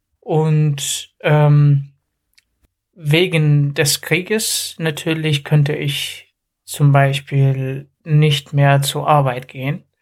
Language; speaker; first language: German; non-native, fluent; Arabic